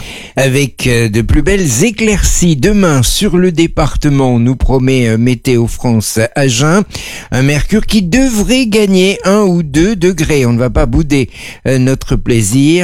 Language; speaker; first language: French; native; French